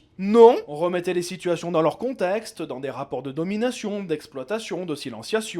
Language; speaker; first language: French; native; French